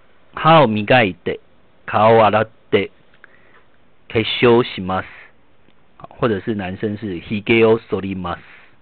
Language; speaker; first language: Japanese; non-native, fluent; Chinese